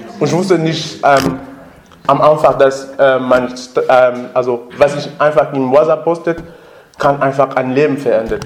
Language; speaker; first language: German; non-native, learner; French